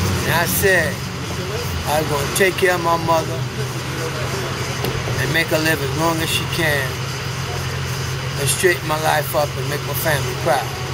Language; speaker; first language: English; native; English